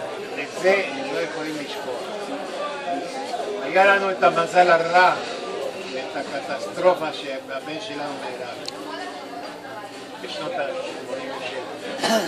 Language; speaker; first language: Hebrew; non-native, fluent; Spanish